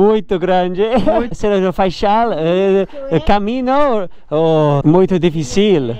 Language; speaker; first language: Portuguese; non-native, learner; English